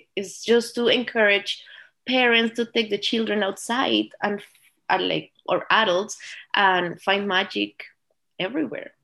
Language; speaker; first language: English; non-native, fluent; Spanish